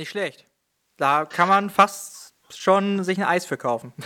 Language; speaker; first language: German; native; German